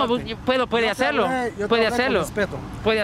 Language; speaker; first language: Spanish; early bilingual, other home language; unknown